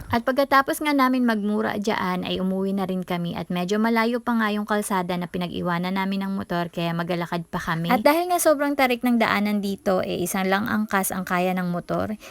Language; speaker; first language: Filipino; native; Filipino